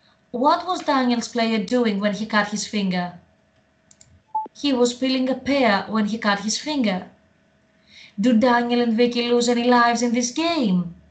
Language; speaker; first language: English; non-native, fluent; Greek